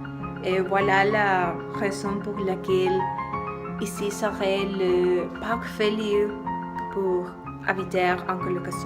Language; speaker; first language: French; non-native, learner; Spanish